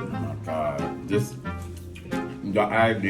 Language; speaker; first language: English; native; English